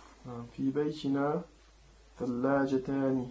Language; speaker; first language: Arabic; non-native, learner; French